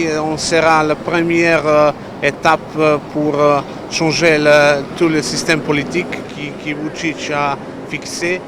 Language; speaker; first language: French; non-native, learner; Serbian